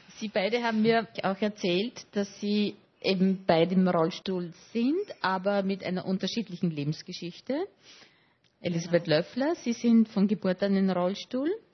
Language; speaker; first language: German; native; German